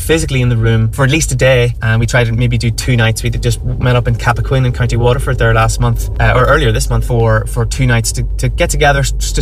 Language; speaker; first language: English; native; English